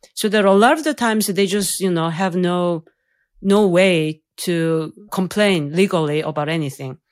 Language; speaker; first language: English; non-native, fluent; Korean